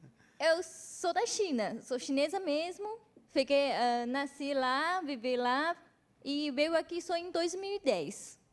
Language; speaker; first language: Portuguese; non-native, fluent; Chinese